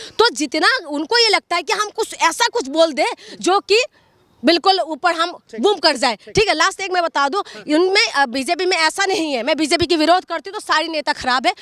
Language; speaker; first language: Hindi; non-native, local second language; Assamese